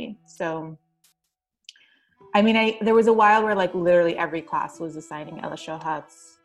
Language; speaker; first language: English; native; English